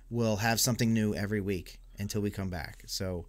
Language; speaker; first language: English; native; English